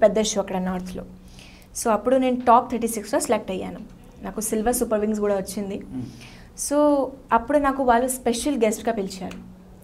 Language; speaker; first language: Telugu; non-native, learner; Hindi